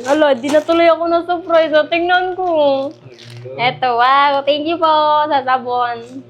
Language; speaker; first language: Filipino; native; Filipino